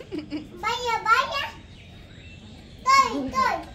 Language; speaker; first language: Spanish; native; Spanish